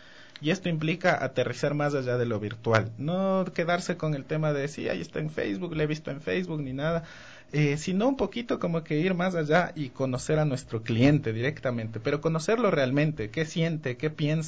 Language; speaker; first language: Spanish; native; Spanish